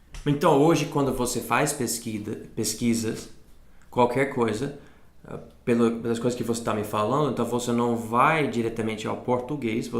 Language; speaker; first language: Portuguese; non-native, fluent; English